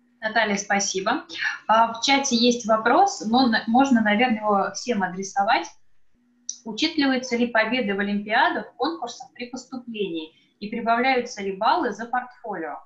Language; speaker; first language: Russian; native; Russian